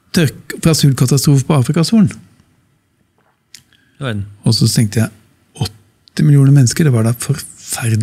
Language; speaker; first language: Norwegian; native; Norwegian